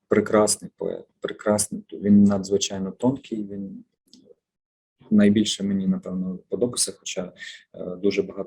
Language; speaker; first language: Ukrainian; native; Ukrainian